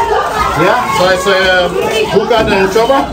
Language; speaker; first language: Indonesian; non-native, learner; English